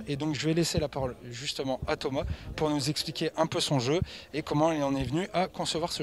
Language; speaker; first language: French; native; French